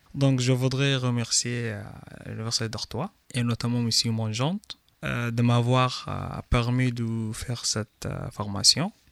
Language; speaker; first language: French; non-native, learner; Arabic